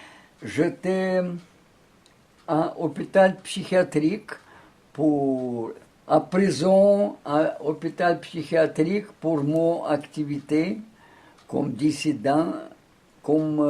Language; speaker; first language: French; non-native, learner; Russian